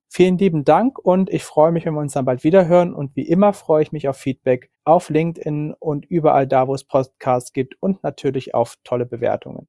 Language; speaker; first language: German; native; German